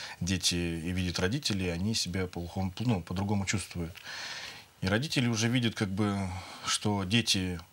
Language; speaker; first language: Russian; native; Russian